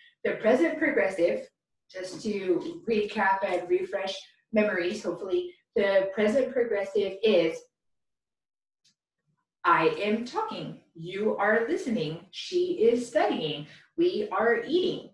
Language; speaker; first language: English; native; English